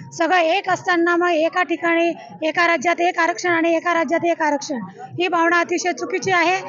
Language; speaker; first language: Marathi; non-native, local second language; Lambadi